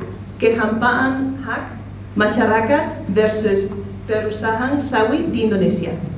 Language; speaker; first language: Indonesian; non-native, fluent; Spanish